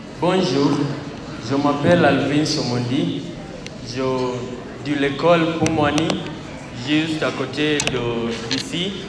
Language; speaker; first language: French; non-native, learner; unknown